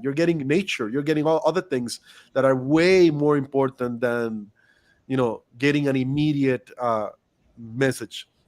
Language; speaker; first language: English; non-native, fluent; Spanish